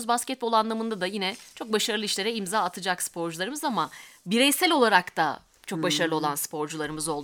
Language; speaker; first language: Turkish; native; Turkish